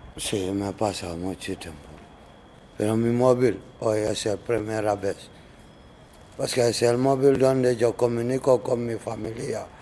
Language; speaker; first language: Spanish; non-native, learner; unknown